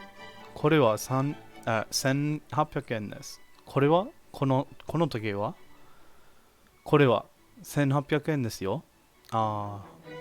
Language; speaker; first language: Japanese; non-native, learner; English